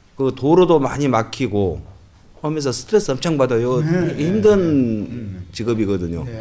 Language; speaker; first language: Korean; native; Korean